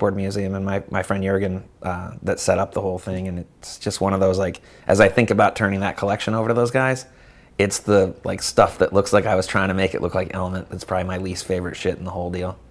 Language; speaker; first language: English; native; English